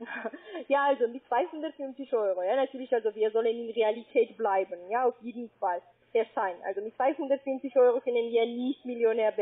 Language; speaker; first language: German; non-native, learner; Spanish